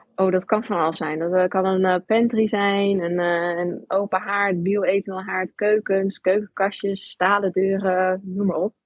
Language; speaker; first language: Dutch; early bilingual, heritage; Dutch